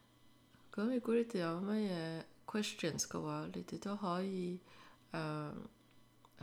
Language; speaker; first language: Cantonese; early bilingual, heritage; French